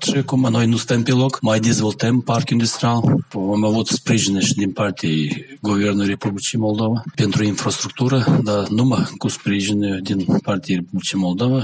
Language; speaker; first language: Romanian; non-native, local second language; Gagauz